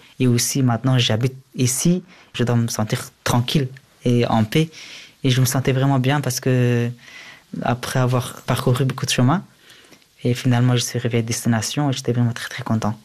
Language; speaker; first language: French; early bilingual, other home language; Persian